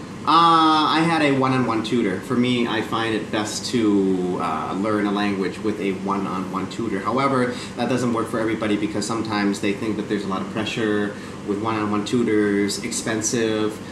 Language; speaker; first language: English; native; English